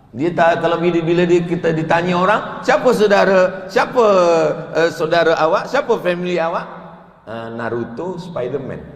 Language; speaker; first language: Malay; native; Malay